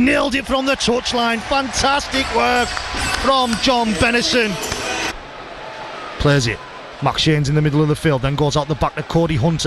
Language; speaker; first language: English; native; English